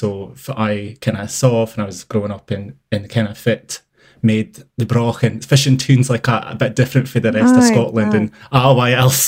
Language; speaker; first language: English; native; English